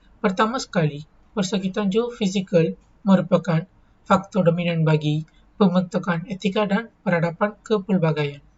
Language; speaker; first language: Malay; non-native, local second language; Tamil